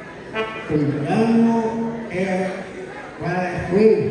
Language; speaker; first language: Spanish; non-native, local second language; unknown